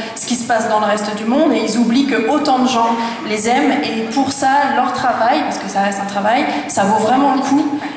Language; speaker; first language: French; native; French